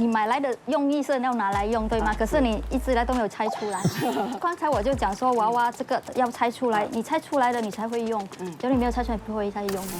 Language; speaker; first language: Chinese; native; Chinese